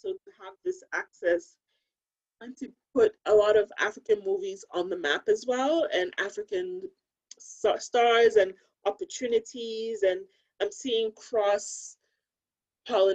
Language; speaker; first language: English; non-native, local second language; Akan